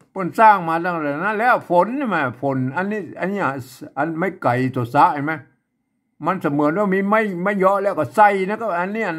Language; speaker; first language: Thai; non-native, local second language; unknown